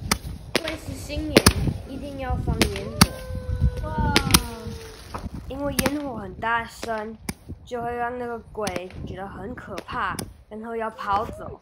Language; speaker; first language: Chinese; early bilingual, heritage; English